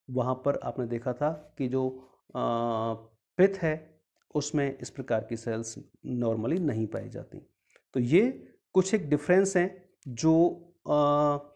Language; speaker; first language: Hindi; native; Hindi